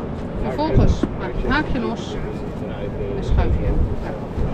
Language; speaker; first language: Dutch; native; Dutch